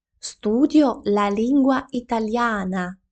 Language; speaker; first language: Italian; non-native, fluent; Ukrainian